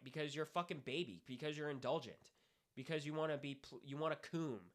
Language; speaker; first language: English; native; English